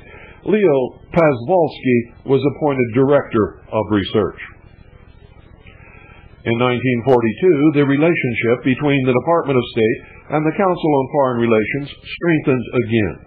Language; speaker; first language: English; native; English